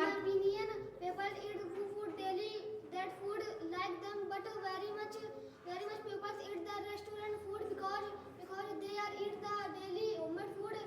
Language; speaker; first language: English; non-native, learner; Hindi